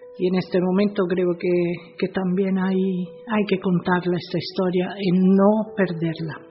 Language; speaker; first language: Spanish; non-native, fluent; Italian